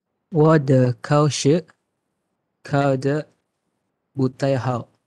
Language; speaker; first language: Chinese; non-native, learner; Malay